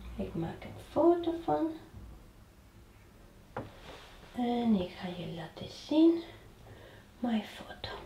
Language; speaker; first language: Dutch; non-native, fluent; Spanish